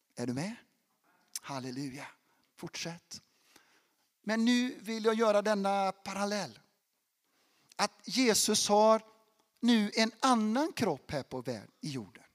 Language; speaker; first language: Swedish; non-native, fluent; Portuguese